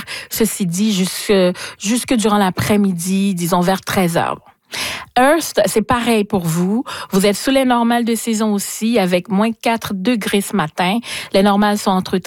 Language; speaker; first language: French; native; French